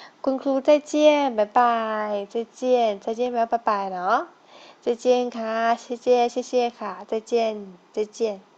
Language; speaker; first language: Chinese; non-native, fluent; Thai